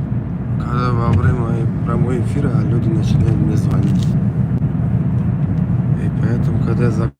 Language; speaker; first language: Russian; non-native, fluent; Tajik